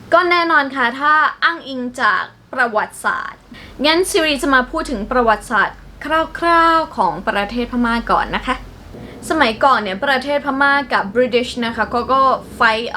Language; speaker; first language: Thai; non-native, fluent; Burmese